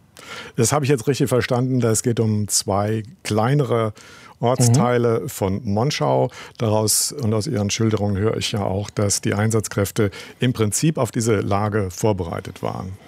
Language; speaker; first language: German; native; German